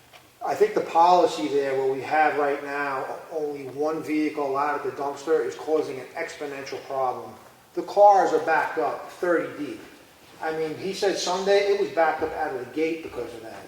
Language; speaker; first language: English; native; English